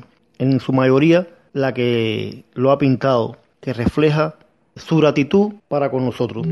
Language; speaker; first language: Spanish; native; Spanish